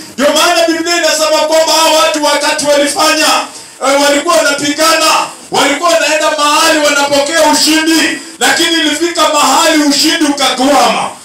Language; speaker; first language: Swahili; non-native, local second language; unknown